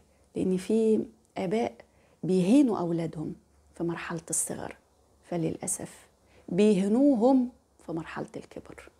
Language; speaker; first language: Arabic; native; Arabic